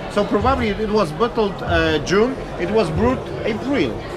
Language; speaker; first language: English; non-native, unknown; Polish